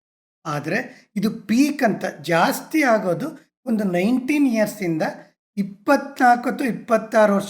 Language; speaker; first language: Kannada; native; Kannada